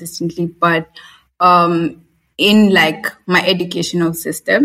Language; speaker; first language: English; non-native, local second language; Swahili